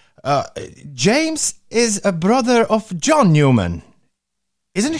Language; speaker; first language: English; non-native, fluent; Latvian